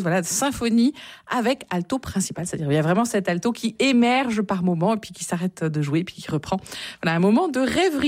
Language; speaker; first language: French; native; French